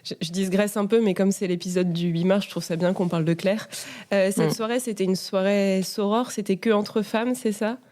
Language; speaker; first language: French; native; French